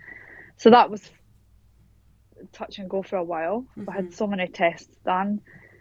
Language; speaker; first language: English; native; English